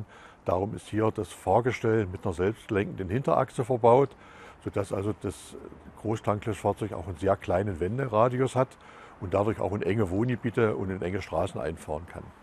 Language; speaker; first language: German; native; German